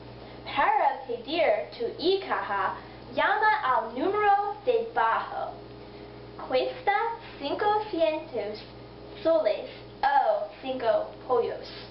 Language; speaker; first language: Spanish; non-native, learner; English